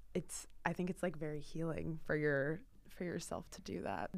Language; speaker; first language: English; native; English